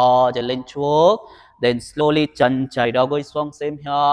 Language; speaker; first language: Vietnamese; non-native, learner; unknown